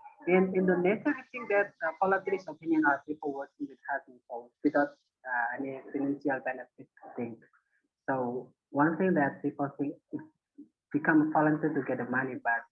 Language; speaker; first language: English; non-native, learner; Indonesian